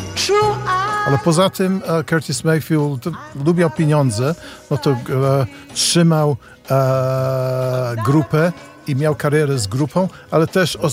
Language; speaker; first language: Polish; non-native, fluent; English